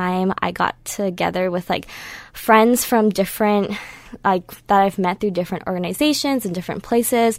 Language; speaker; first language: English; native; English